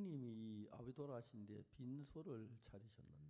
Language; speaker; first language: Korean; native; Korean